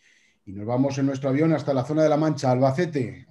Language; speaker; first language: Spanish; native; Spanish